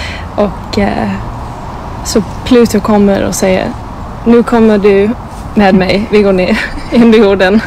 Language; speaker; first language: Swedish; non-native, fluent; English